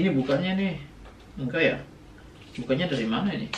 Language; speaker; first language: Indonesian; native; Indonesian